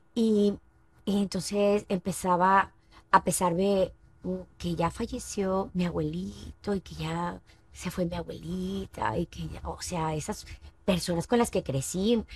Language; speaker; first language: Spanish; native; Spanish